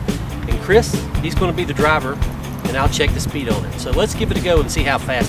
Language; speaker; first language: English; native; English